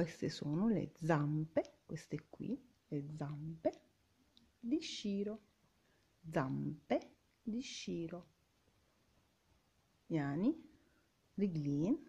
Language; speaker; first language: Italian; non-native, fluent; Arabic